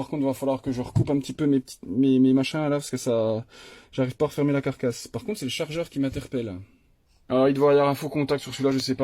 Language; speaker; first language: French; native; French